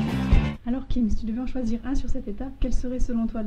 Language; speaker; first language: French; native; French